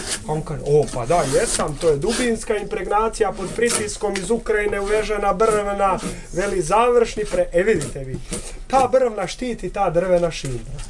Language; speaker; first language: Croatian; native; Croatian